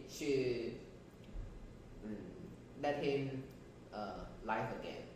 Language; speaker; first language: English; non-native, learner; Chinese